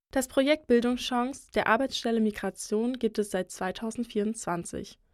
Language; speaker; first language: German; native; German